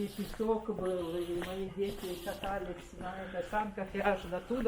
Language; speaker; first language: Russian; non-native, local second language; Romanian